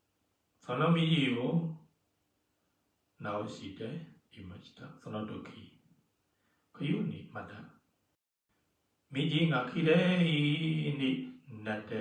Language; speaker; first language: Japanese; non-native, fluent; Burmese